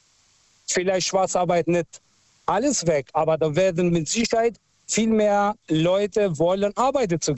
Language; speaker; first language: German; non-native, local second language; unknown